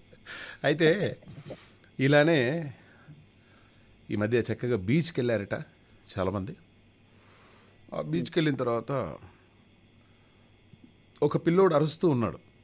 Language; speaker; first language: Telugu; native; Telugu